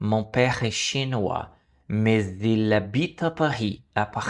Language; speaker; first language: French; non-native, learner; Portuguese